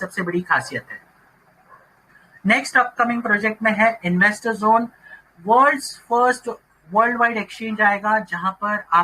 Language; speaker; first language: Hindi; non-native, local second language; Marathi